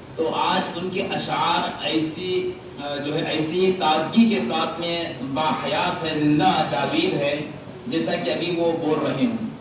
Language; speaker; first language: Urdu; native; Urdu